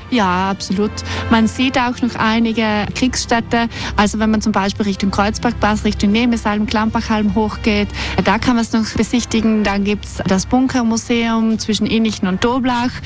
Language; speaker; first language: German; native; German